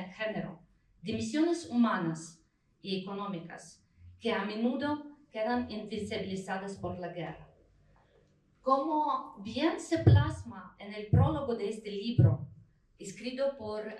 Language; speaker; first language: Spanish; non-native, fluent; Ukrainian